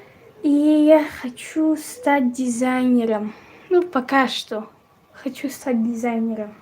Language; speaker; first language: Russian; non-native, local second language; Tajik